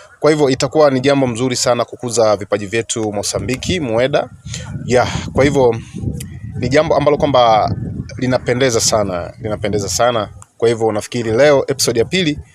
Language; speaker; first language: Swahili; non-native, local second language; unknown